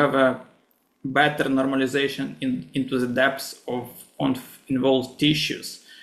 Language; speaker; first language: English; non-native, fluent; Ukrainian